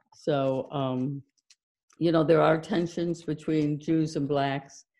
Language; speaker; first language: English; native; English